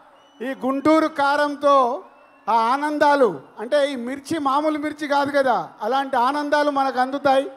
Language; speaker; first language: Telugu; native; Telugu